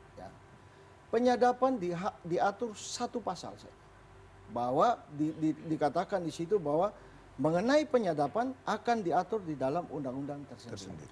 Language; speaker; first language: Indonesian; native; Indonesian